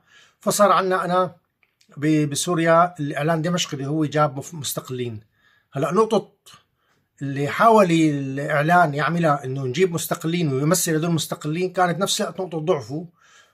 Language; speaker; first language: Arabic; native; Arabic